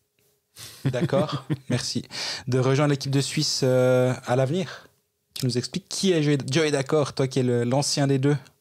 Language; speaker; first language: French; native; French